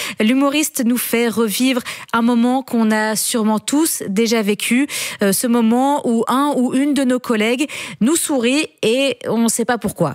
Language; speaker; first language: French; native; French